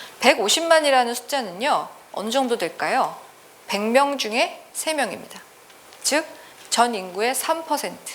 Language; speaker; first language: Korean; native; Korean